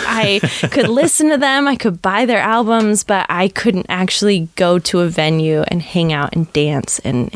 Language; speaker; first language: English; native; English